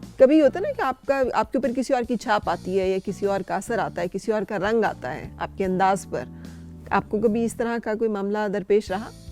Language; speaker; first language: Urdu; native; Urdu